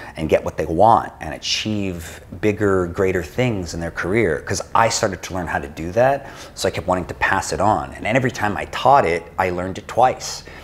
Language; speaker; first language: English; native; English